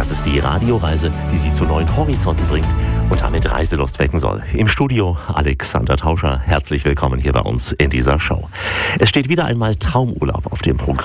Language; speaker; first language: German; native; German